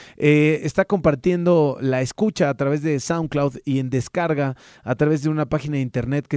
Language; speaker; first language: Spanish; native; Spanish